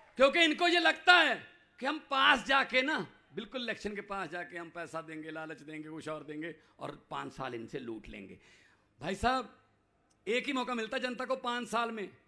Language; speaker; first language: Hindi; non-native, local second language; Punjabi